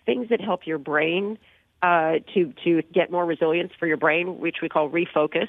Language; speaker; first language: English; native; English